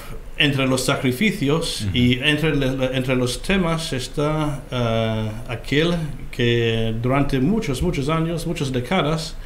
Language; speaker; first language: Spanish; non-native, fluent; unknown